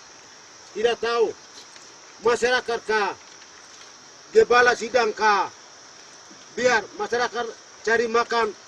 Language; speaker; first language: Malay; non-native, local second language; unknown